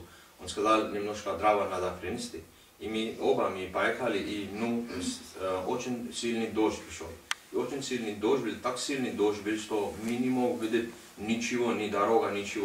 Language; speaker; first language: Russian; non-native, learner; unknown